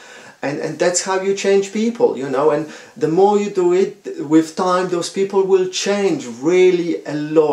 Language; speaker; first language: English; non-native, fluent; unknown